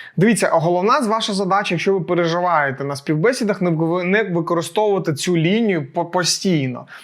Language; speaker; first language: Ukrainian; non-native, local second language; Russian